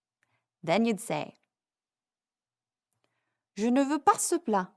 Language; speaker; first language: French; non-native, fluent; English